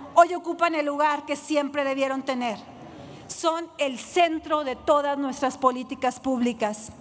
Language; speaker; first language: Spanish; native; Spanish